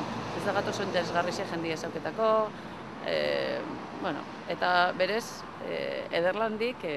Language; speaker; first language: Basque; native; Basque